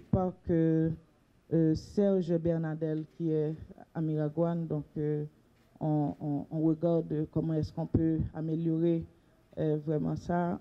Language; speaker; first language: French; non-native, local second language; Haitian Creole